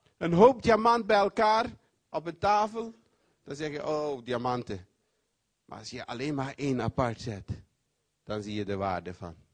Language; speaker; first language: Dutch; non-native, fluent; Papiamento